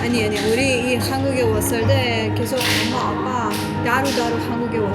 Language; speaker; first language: Korean; non-native, learner; Persian